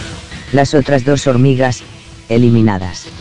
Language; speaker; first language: Spanish; native; Spanish